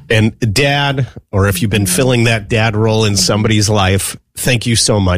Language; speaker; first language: English; native; English